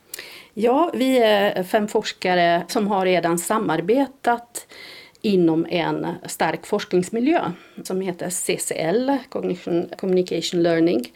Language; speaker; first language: Swedish; non-native, fluent; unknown